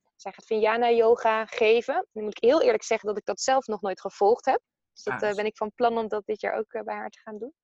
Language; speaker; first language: Dutch; native; Dutch